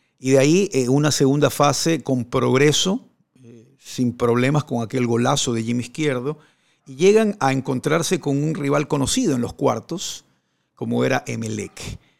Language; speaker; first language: Spanish; native; Spanish